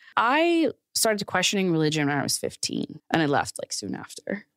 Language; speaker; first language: English; non-native, local second language; Urdu